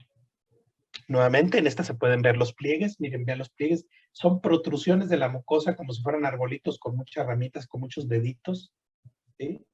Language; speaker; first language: Spanish; native; Spanish